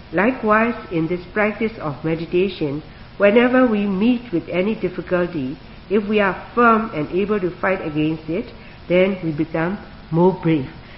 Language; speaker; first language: English; non-native, fluent; Burmese